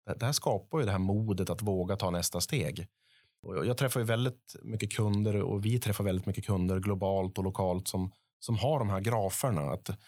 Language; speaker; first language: Swedish; native; Swedish